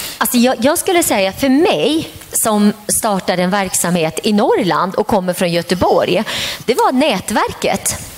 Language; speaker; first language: Swedish; early bilingual, other home language; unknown